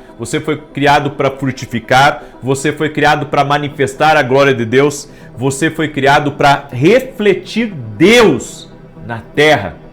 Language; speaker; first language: Portuguese; native; Portuguese